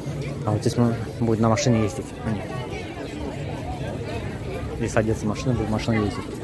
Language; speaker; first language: Russian; non-native, local second language; Azerbaijani